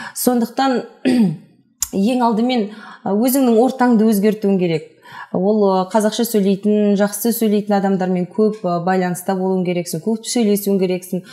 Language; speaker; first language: Kazakh; non-native, local second language; Russian